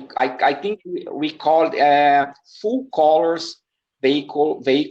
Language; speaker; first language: English; non-native, learner; Portuguese